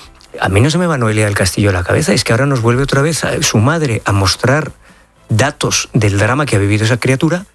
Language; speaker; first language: Spanish; native; Spanish